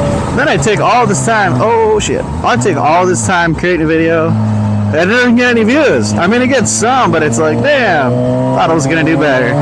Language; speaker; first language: English; native; English